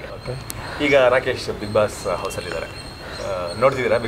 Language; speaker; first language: Kannada; native; Kannada